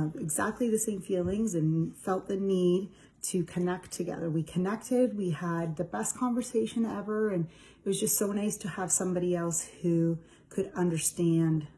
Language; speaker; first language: English; native; English